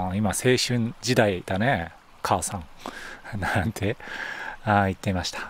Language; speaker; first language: Japanese; native; Japanese